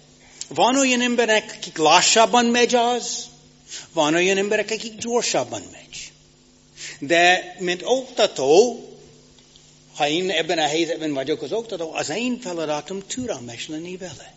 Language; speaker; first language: Hungarian; non-native, fluent; English